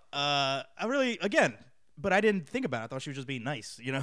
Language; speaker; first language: English; native; English